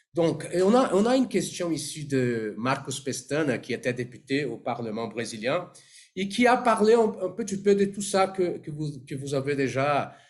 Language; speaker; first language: French; non-native, fluent; Portuguese